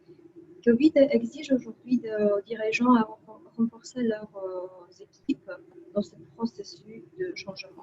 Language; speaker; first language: French; non-native, fluent; Polish